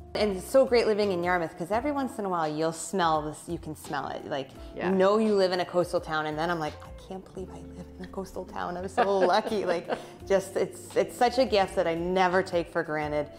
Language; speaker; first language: English; native; English